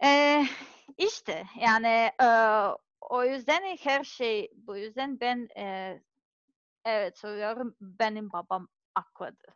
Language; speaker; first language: Turkish; non-native, learner; Serbian